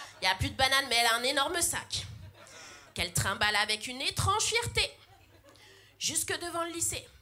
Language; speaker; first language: French; early bilingual, other home language; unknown